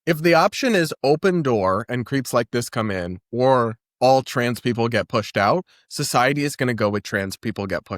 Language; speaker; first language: English; native; English